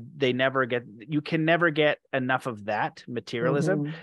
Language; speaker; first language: English; native; English